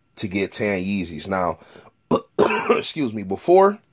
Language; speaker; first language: English; native; English